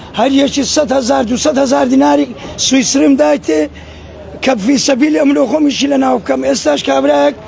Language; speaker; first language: Central Kurdish; native; Central Kurdish